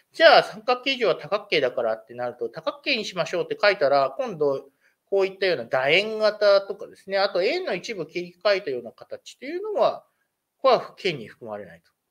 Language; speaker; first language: Japanese; native; Japanese